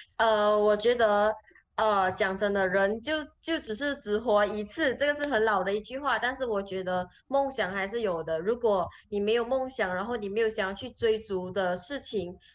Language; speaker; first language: Chinese; native; Chinese